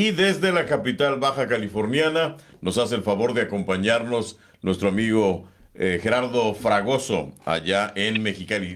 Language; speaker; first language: Spanish; native; Spanish